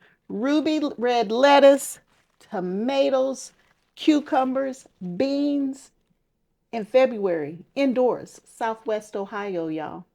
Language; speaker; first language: English; native; English